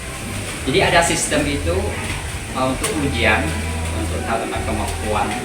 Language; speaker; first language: Indonesian; non-native, learner; Khmer